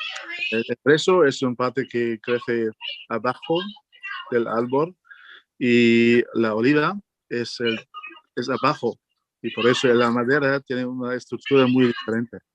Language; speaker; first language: Spanish; non-native, fluent; German